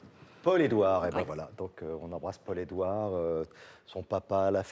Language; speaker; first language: French; native; French